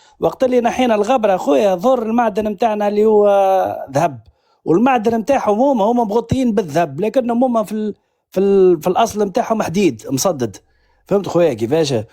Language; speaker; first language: Arabic; native; Arabic